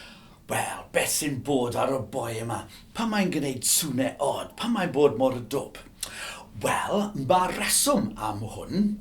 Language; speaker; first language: Welsh; non-native, local second language; English